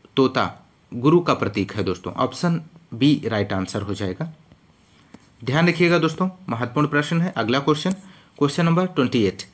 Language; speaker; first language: Hindi; native; Hindi